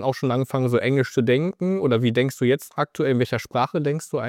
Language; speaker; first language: German; native; German